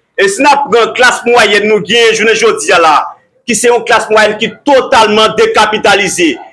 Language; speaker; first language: Haitian Creole; native; Haitian Creole